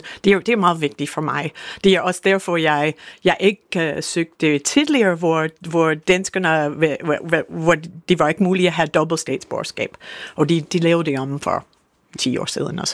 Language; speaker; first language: Danish; non-native, fluent; English